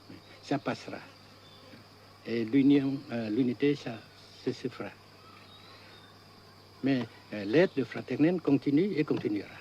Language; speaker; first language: French; non-native, fluent; Vietnamese